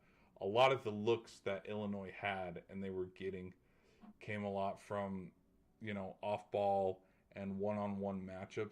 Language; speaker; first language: English; native; English